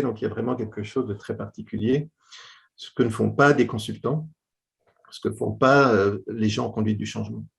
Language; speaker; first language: French; native; French